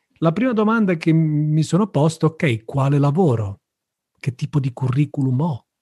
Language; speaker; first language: Italian; native; Italian